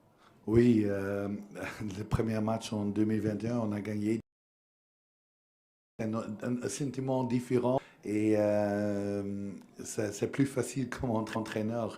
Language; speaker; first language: French; non-native, learner; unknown